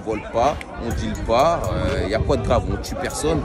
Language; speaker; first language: French; native; French